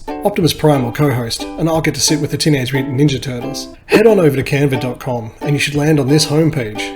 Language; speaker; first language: English; native; English